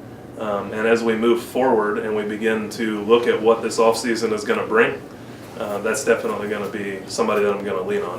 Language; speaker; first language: English; native; English